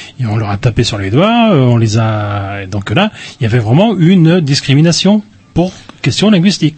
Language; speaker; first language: French; native; French